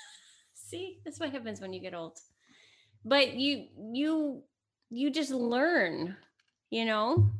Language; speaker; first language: English; early bilingual, other home language; Italian